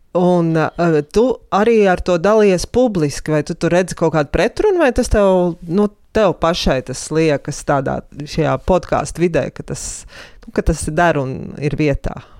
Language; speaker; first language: Latvian; native; Latvian